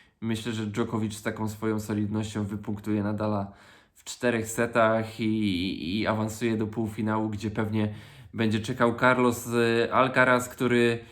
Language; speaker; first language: Polish; native; Polish